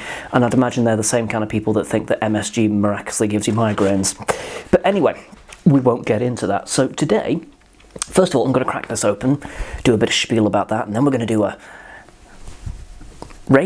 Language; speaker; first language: English; native; English